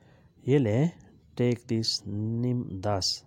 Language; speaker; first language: German; non-native, learner; Urdu